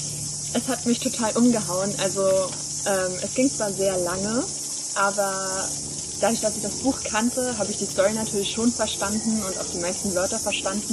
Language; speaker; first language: German; native; German